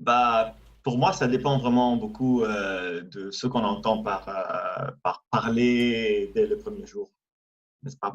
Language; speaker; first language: French; non-native, fluent; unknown